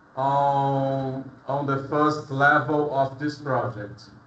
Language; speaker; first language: English; non-native, fluent; Portuguese